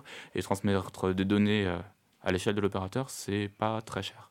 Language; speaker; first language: French; native; French